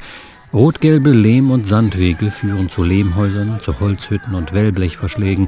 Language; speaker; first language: German; native; German